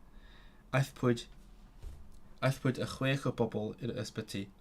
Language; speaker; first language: Welsh; non-native, learner; Cantonese